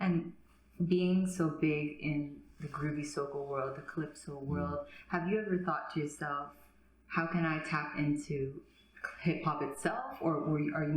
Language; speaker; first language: English; native; English